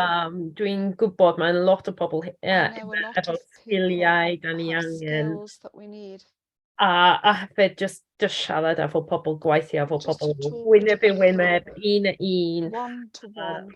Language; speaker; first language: Welsh; non-native, learner; English